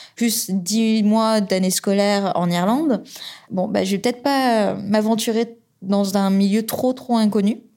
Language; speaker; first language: French; native; French